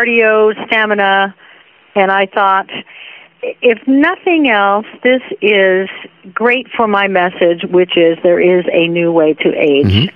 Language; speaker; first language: English; native; English